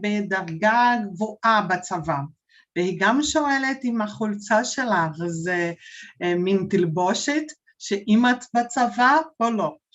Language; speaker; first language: Hebrew; non-native, fluent; Portuguese